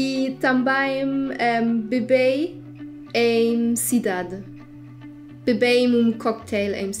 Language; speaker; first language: Portuguese; non-native, learner; German